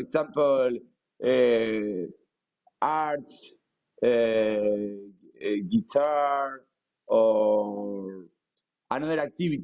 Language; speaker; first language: English; non-native, learner; Spanish